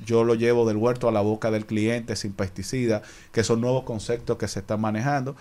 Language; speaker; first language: Spanish; native; Spanish